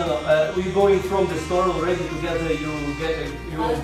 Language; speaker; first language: English; non-native, learner; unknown